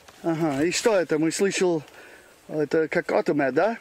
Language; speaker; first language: Russian; non-native, learner; English